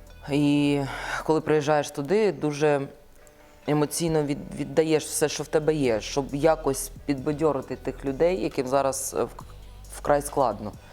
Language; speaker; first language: Ukrainian; non-native, local second language; Russian